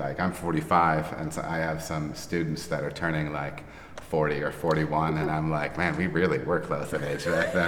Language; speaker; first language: English; native; English